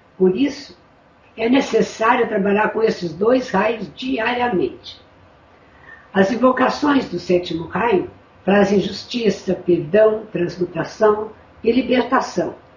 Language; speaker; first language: Portuguese; native; Portuguese